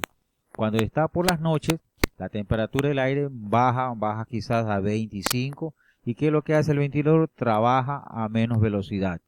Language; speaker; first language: Spanish; native; Spanish